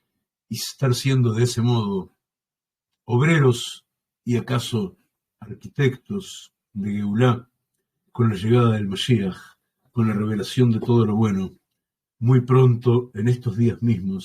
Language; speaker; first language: Spanish; native; Spanish